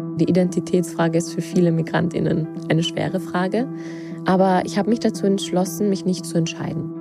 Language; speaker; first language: German; early bilingual, other home language; Georgian